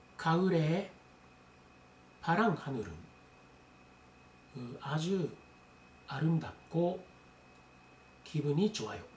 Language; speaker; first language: Korean; non-native, learner; Japanese